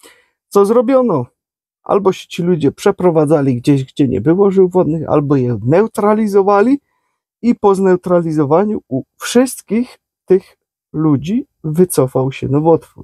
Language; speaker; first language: Polish; native; Polish